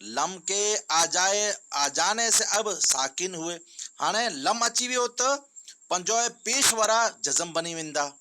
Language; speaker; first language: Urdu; non-native, local second language; Sindhi